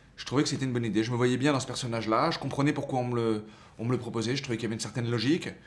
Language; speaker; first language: French; native; French